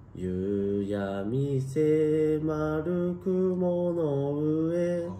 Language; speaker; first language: Japanese; native; Japanese